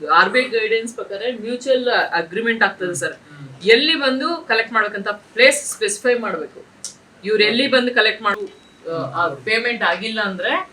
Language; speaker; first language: Kannada; native; Kannada